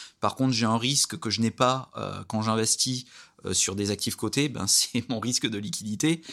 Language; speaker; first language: French; native; French